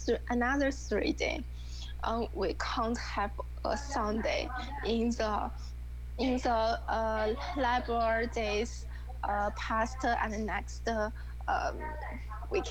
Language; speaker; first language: English; non-native, learner; Chinese